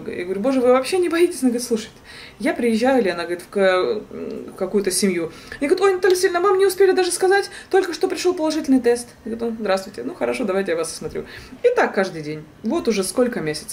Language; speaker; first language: Russian; native; Russian